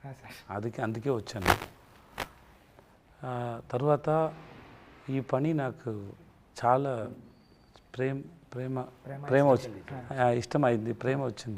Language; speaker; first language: Telugu; non-native, local second language; Tamil